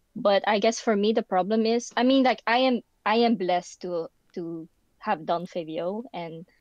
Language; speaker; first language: English; non-native, fluent; Dutch